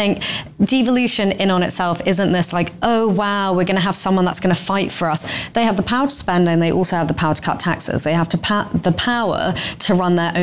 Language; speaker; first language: English; native; English